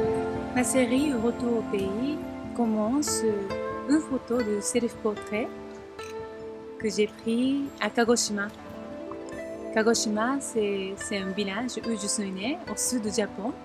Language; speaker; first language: French; non-native, learner; Japanese